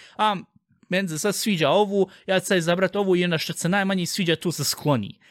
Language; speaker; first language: Bosnian; early bilingual, heritage; Bosnian